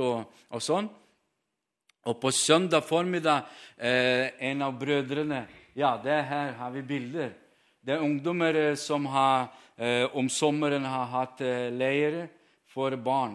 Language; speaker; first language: Norwegian; non-native, fluent; Ukrainian